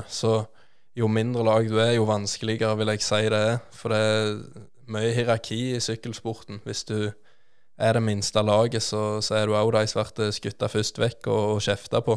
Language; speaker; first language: Norwegian; native; Norwegian